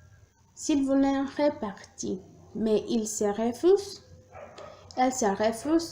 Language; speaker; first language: French; non-native, learner; Spanish